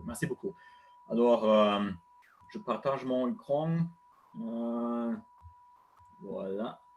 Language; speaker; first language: French; non-native, learner; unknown